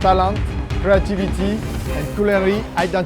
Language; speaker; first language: English; non-native, fluent; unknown